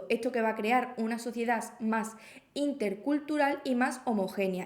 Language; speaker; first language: Spanish; native; Spanish